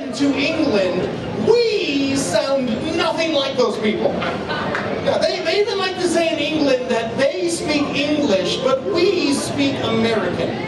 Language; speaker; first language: English; native; English